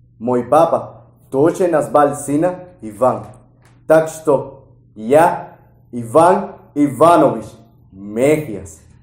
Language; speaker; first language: Russian; non-native, fluent; Spanish